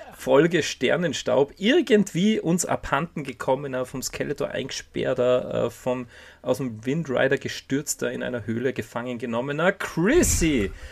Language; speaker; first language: German; native; German